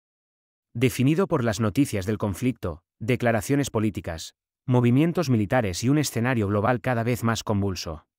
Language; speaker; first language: Spanish; native; Spanish